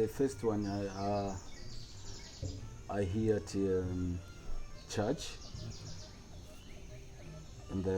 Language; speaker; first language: English; non-native, local second language; Swahili